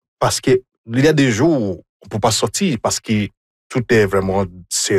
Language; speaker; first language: French; non-native, fluent; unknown